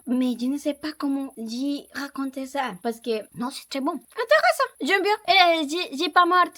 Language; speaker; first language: French; non-native, learner; Spanish